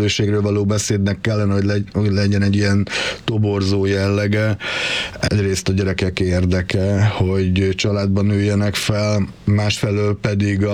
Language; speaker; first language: Hungarian; native; Hungarian